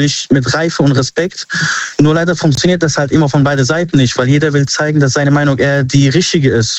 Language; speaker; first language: German; early bilingual, other home language; Arabic